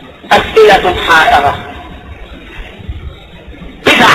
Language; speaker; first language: Arabic; native; Arabic